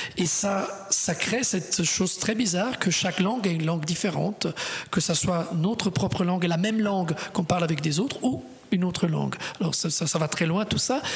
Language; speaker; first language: French; non-native, fluent; Italian